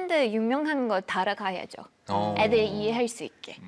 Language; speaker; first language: Korean; non-native, fluent; English